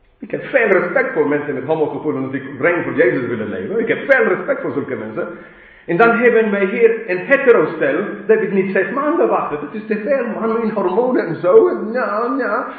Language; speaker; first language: Dutch; non-native, fluent; English